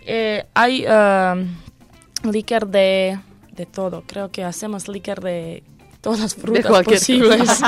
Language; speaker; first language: Spanish; non-native, learner; Croatian